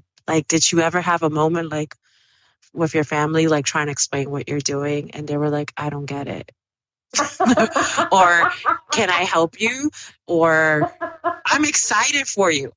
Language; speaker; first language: English; early bilingual, other home language; Spanish